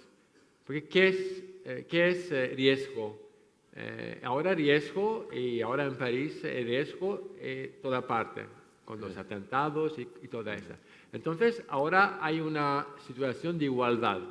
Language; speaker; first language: Spanish; non-native, fluent; French